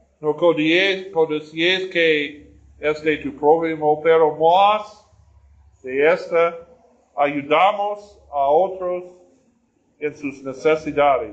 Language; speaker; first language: Spanish; non-native, learner; English